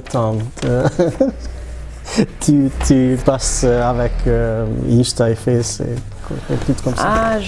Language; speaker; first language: French; non-native, learner; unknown